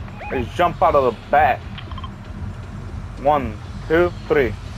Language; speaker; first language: English; early bilingual, other home language; Spanish